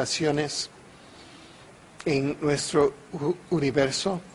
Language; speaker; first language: Spanish; non-native, fluent; English